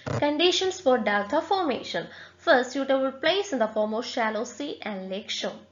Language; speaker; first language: English; non-native, local second language; Malayalam